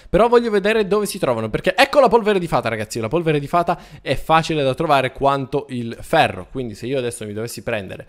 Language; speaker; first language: Italian; native; Italian